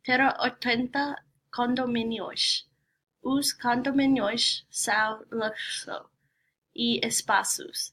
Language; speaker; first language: Portuguese; non-native, learner; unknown